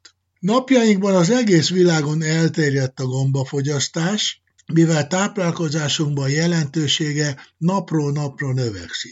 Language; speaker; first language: Hungarian; native; Hungarian